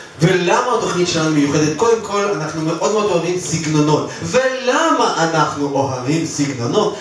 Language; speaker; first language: Hebrew; non-native, fluent; Russian